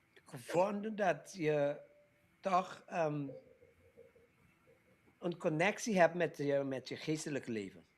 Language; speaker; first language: Dutch; non-native, local second language; Papiamento